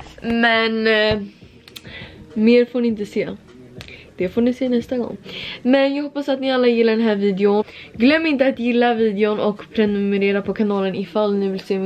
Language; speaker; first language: Swedish; native; Swedish